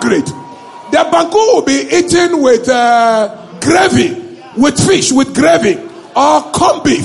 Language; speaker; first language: English; non-native, local second language; Ewe